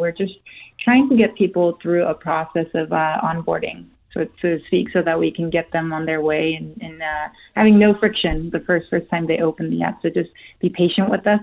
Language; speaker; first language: English; non-native, fluent; Korean